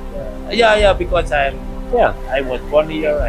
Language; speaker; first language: English; non-native, learner; Indonesian